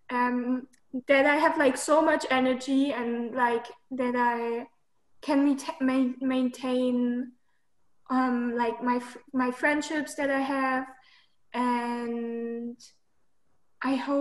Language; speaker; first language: English; non-native, fluent; German